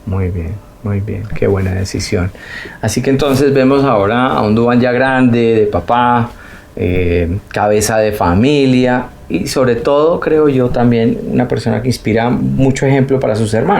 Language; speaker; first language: Spanish; native; Spanish